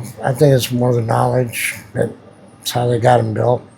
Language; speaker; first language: English; native; English